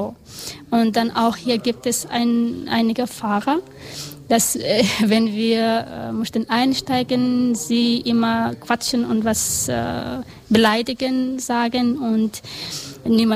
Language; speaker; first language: German; non-native, learner; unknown